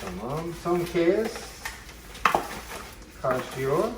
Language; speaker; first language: Turkish; non-native, learner; English